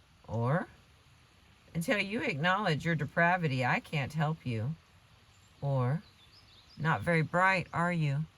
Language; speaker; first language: English; native; English